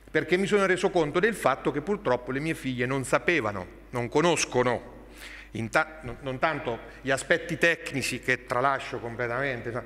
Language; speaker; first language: Italian; native; Italian